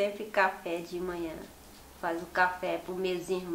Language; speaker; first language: Portuguese; non-native, local second language; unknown